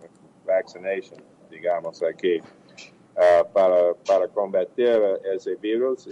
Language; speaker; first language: Portuguese; non-native, learner; English